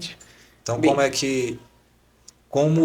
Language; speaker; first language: Portuguese; native; Portuguese